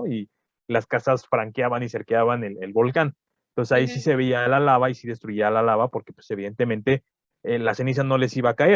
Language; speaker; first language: Spanish; native; Spanish